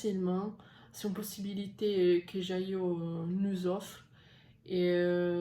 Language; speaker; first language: French; non-native, fluent; Italian